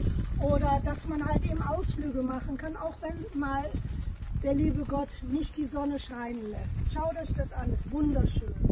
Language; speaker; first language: German; native; German